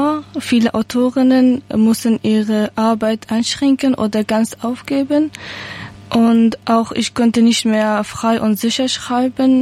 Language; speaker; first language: German; non-native, learner; Persian